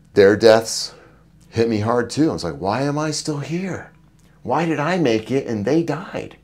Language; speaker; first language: English; native; English